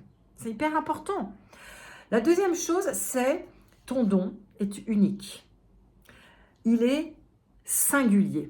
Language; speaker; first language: French; native; French